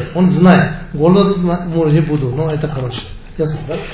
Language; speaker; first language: Russian; non-native, learner; Tibetan